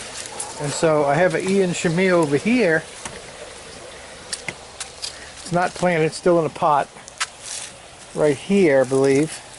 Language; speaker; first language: English; native; English